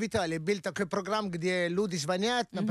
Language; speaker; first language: Russian; non-native, learner; Italian